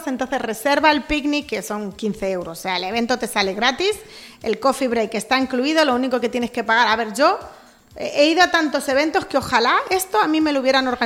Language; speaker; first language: Spanish; native; Spanish